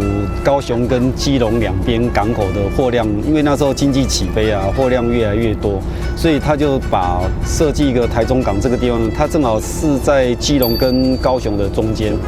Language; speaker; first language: Chinese; native; Chinese